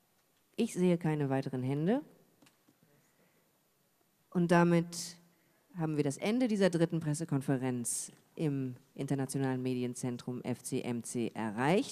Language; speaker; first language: German; native; German